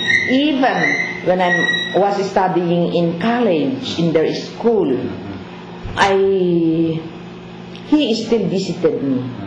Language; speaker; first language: English; non-native, local second language; Filipino